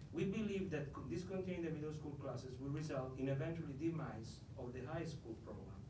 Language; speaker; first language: English; non-native, fluent; Italian